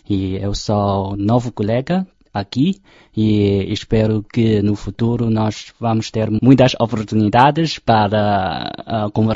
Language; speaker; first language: Portuguese; non-native, fluent; Chinese